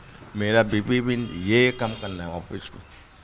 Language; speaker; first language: Hindi; non-native, local second language; Chinese